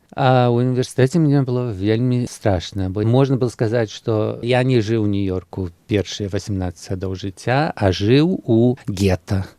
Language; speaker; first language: Belarusian; early bilingual, heritage; Belarusian